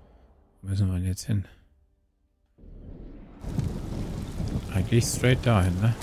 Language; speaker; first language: German; native; German